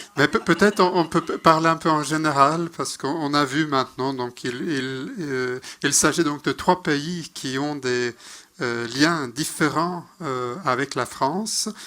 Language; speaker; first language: French; non-native, fluent; Norwegian